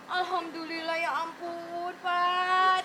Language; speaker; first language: Indonesian; native; Indonesian